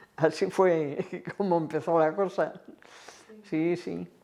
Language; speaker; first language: Spanish; native; Spanish